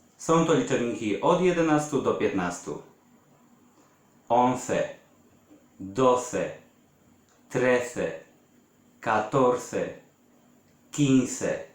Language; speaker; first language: Polish; native; Polish